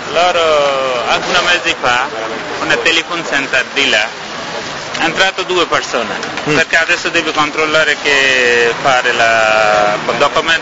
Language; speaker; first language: Italian; non-native, learner; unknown